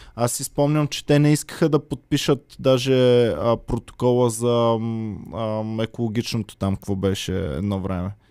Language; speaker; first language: Bulgarian; native; Bulgarian